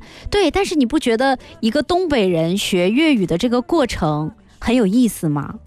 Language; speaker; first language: Chinese; native; Chinese